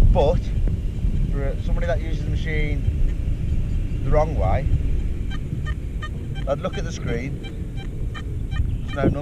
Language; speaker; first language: English; native; English